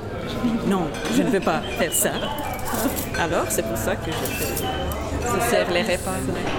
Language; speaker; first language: French; non-native, learner; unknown